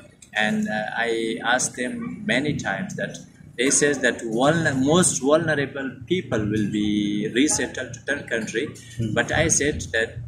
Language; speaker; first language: English; non-native, fluent; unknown